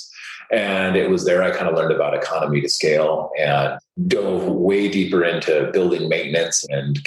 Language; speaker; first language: English; native; English